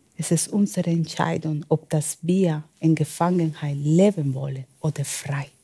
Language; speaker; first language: German; non-native, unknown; Spanish